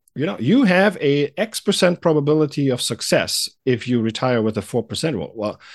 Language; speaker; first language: English; non-native, fluent; German